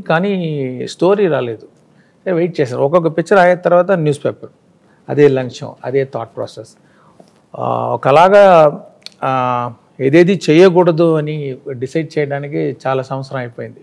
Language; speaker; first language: Telugu; non-native, fluent; Tamil